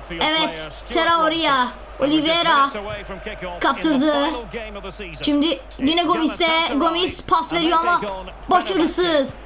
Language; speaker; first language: Turkish; non-native, learner; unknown